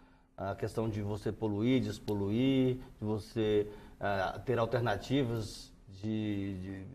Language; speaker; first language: Portuguese; native; Portuguese